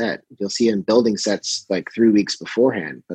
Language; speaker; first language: English; native; English